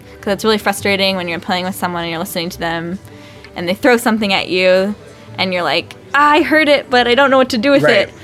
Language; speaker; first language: English; native; English